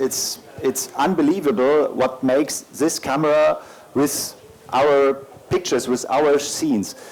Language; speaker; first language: English; non-native, learner; German